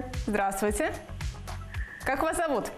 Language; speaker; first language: Russian; native; Russian